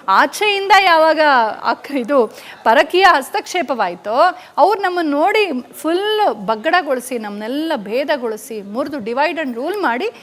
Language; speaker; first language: Kannada; native; Kannada